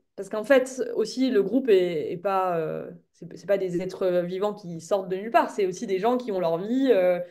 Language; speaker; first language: French; native; French